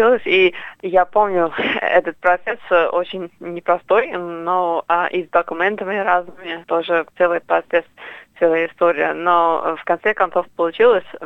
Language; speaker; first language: Russian; non-native, fluent; English